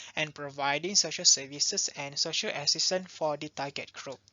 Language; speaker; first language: English; non-native, local second language; Malay